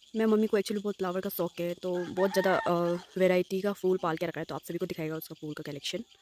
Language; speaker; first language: Hindi; non-native, local second language; Nyishi